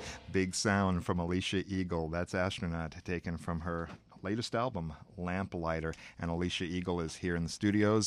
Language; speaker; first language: English; native; English